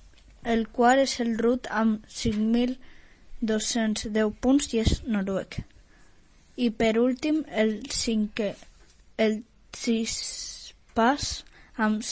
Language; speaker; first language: Catalan; non-native, local second language; Spanish